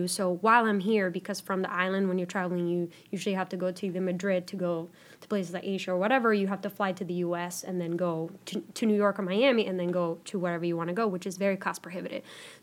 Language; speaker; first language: English; non-native, fluent; Spanish